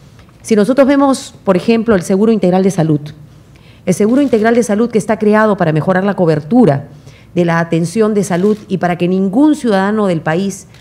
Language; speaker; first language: Spanish; native; Spanish